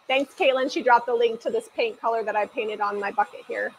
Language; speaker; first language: English; native; English